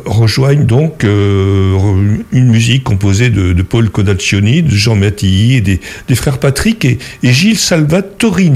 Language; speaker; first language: French; native; French